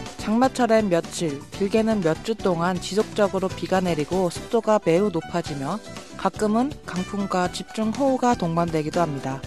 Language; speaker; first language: Korean; native; Korean